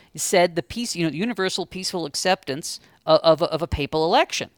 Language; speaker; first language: English; native; English